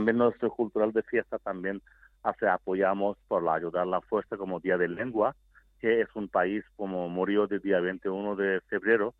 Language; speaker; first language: Spanish; non-native, learner; Bangla